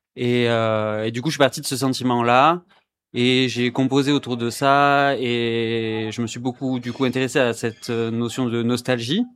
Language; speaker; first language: French; native; French